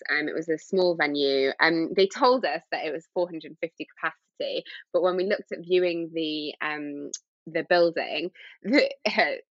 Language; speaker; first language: English; native; English